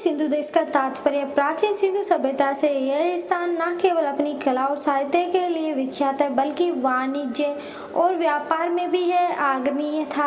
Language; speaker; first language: Hindi; native; Hindi